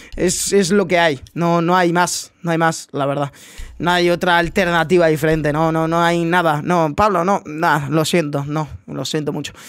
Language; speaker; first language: Spanish; native; Spanish